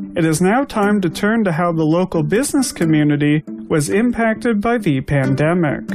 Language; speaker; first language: English; native; English